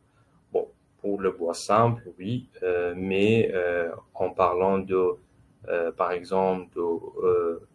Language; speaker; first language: French; non-native, fluent; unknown